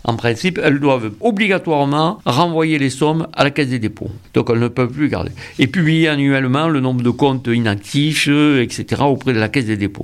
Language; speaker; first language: French; native; French